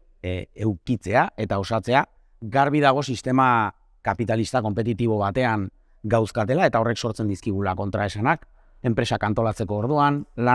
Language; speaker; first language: Basque; native; Basque